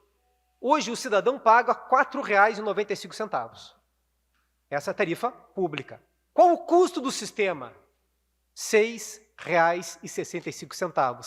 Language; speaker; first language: Portuguese; native; Portuguese